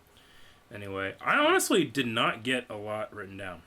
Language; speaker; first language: English; native; English